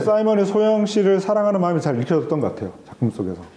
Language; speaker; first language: Korean; native; Korean